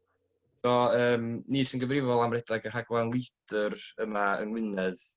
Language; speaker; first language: Welsh; native; Welsh